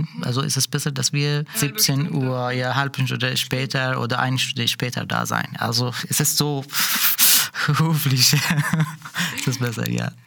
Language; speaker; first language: German; non-native, learner; Persian